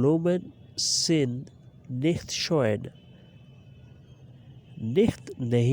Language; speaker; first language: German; non-native, learner; Urdu